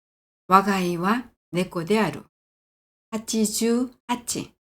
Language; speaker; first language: Japanese; non-native, fluent; Korean